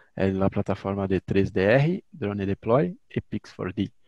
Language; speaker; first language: Spanish; non-native, learner; Portuguese